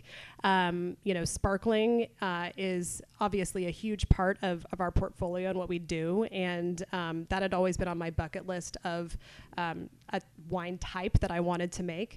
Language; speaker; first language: English; native; English